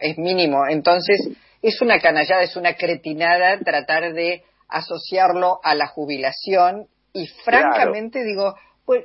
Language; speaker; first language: Spanish; native; Spanish